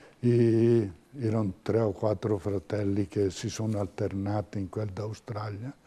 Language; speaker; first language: Italian; native; Italian